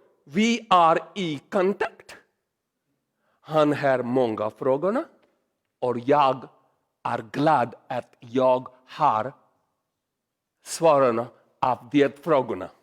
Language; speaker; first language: Swedish; non-native, learner; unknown